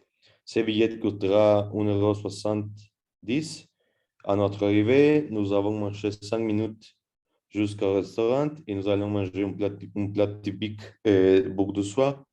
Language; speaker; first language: French; non-native, learner; Spanish